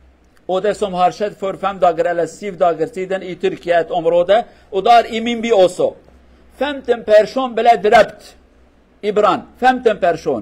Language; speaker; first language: Norwegian; non-native, learner; Kurdish